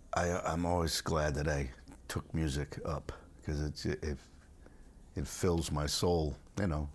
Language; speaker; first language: English; native; English